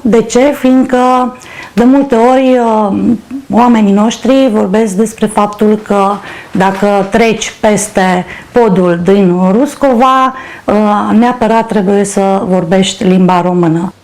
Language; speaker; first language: Romanian; non-native, local second language; Ukrainian